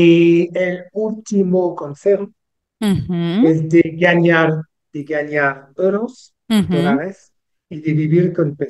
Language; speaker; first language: Spanish; non-native, learner; French